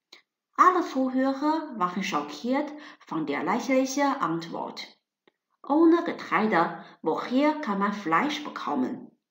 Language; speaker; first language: German; non-native, fluent; Chinese